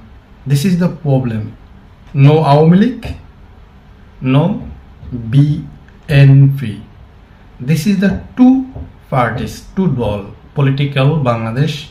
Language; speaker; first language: English; non-native, learner; Bangla